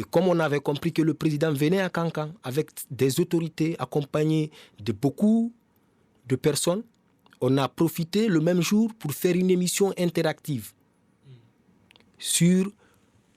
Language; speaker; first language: French; non-native, local second language; Mandingo